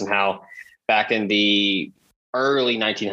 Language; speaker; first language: English; native; English